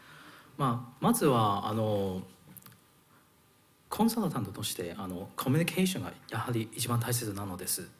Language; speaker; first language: Japanese; non-native, learner; Cantonese